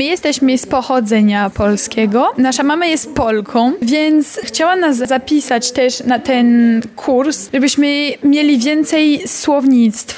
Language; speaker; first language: Polish; early bilingual, heritage; French